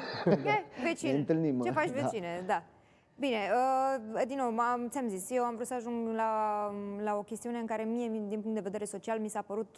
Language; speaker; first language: Romanian; native; Romanian